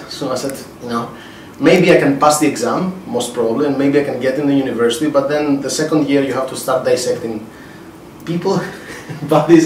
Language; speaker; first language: English; non-native, fluent; Greek